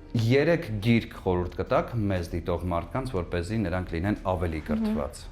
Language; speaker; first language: Armenian; native; Armenian